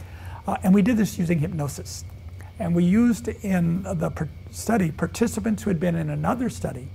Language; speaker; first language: English; native; English